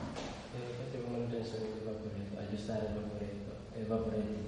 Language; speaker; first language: Italian; non-native, learner; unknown